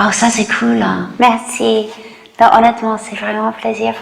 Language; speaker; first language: French; non-native, fluent; English